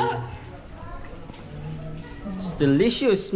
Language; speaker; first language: English; non-native, local second language; Filipino